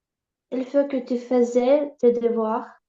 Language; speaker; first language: French; non-native, learner; Ukrainian